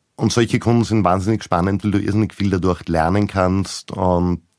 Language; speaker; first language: German; native; German